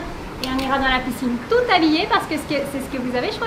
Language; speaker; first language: French; native; French